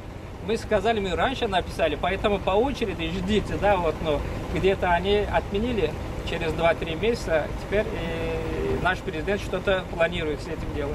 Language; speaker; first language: Russian; non-native, fluent; Turkish